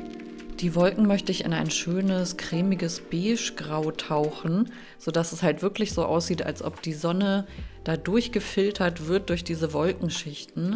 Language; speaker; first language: German; native; German